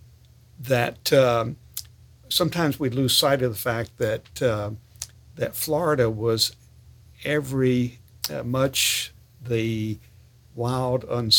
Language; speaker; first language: English; native; English